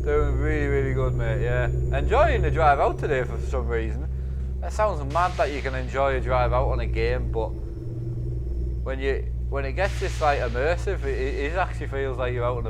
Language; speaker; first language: English; native; English